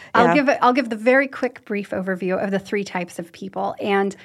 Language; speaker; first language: English; native; English